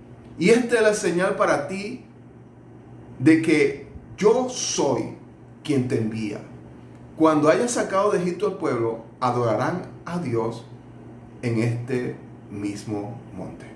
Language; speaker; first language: Spanish; native; Spanish